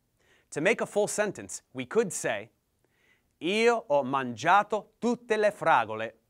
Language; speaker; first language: Italian; non-native, learner; English